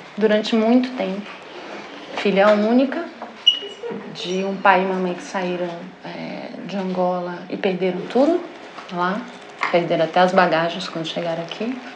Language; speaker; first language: Portuguese; native; Portuguese